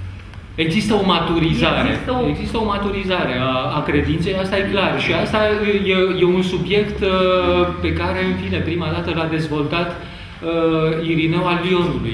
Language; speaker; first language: Romanian; native; Romanian